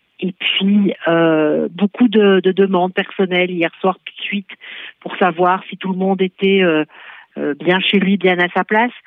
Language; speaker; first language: French; native; French